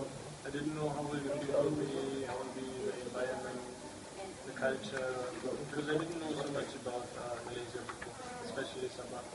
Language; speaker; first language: English; non-native, fluent; German